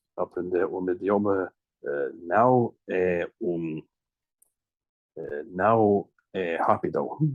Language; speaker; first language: Portuguese; non-native, learner; English